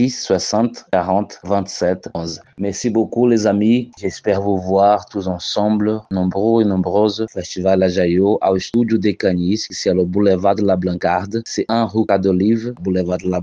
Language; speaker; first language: French; non-native, fluent; Portuguese